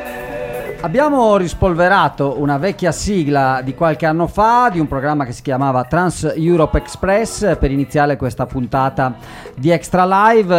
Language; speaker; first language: Italian; native; Italian